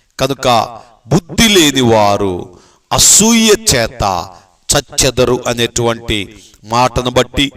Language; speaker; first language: Telugu; native; Telugu